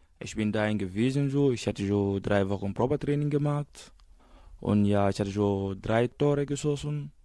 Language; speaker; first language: German; non-native, learner; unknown